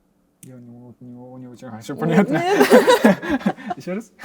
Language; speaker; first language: Russian; non-native, learner; Japanese